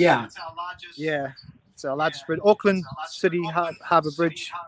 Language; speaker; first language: English; native; English